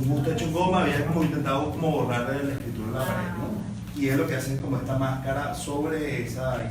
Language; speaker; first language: Spanish; native; Spanish